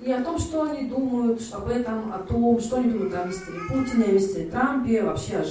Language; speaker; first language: Russian; native; Russian